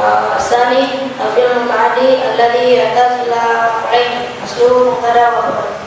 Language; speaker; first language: Arabic; non-native, learner; Indonesian